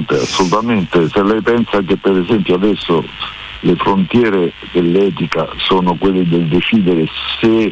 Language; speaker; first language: Italian; native; Italian